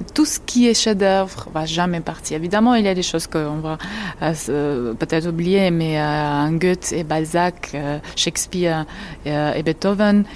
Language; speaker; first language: French; non-native, fluent; Georgian